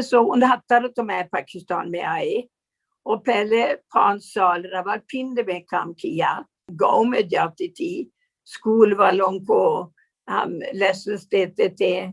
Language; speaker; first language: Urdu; non-native, learner; Swedish